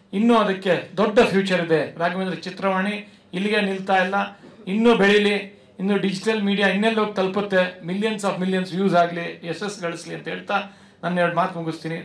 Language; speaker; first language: Kannada; native; Kannada